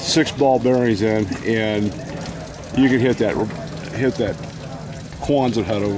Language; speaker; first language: English; native; English